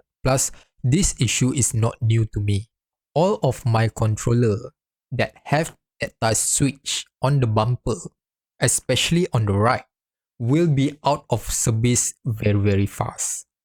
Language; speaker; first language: English; non-native, fluent; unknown